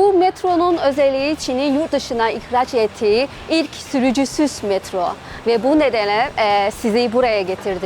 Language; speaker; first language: Turkish; non-native, learner; Chinese